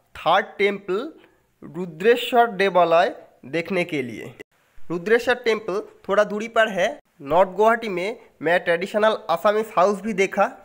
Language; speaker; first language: Hindi; non-native, local second language; Bangla